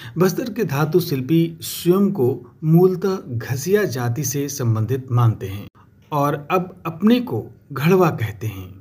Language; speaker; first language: Hindi; native; Hindi